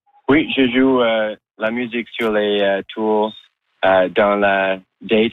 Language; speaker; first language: French; non-native, learner; English